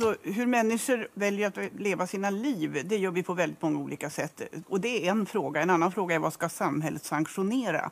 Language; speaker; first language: Swedish; native; Swedish